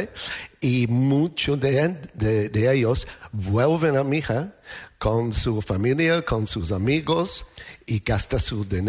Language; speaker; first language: Spanish; non-native, learner; English